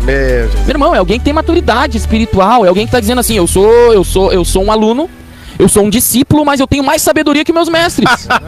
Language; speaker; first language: Portuguese; native; Portuguese